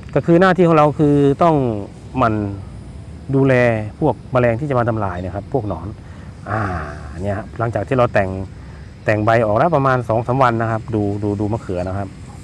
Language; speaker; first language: Thai; non-native, local second language; Northeastern Thai